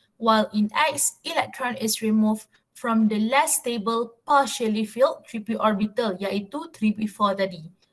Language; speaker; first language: English; non-native, local second language; Malay